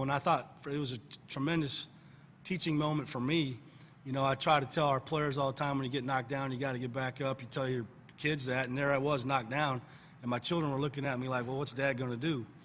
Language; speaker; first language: English; native; English